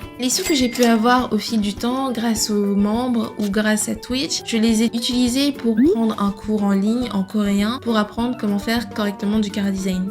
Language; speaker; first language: French; native; French